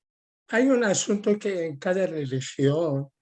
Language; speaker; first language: Spanish; non-native, fluent; Persian